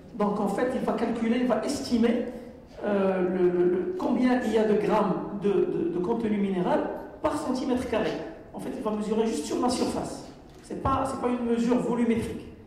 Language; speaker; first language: French; non-native, local second language; Arabic